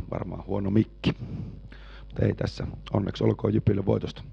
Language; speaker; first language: Finnish; native; Finnish